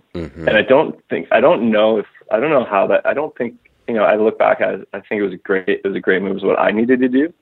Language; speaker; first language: English; native; English